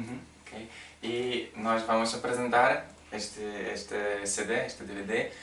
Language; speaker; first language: Portuguese; non-native, learner; Polish